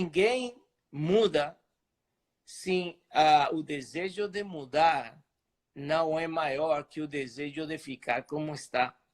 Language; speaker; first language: Portuguese; non-native, fluent; Spanish